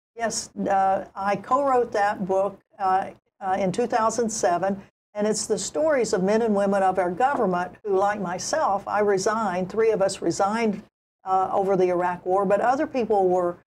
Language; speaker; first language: English; native; English